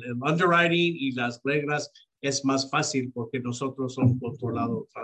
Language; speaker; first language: Spanish; early bilingual, heritage; Spanish